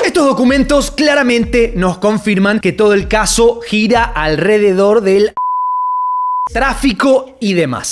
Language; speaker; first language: Spanish; native; Spanish